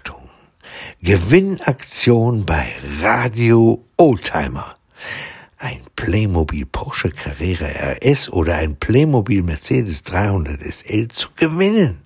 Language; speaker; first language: German; native; German